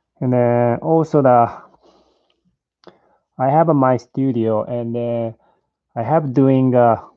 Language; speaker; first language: English; non-native, learner; Japanese